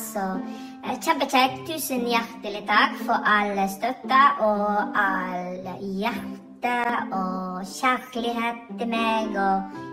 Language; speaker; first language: Norwegian; non-native, fluent; Iloko